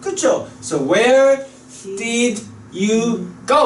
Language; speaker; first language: English; non-native, fluent; Korean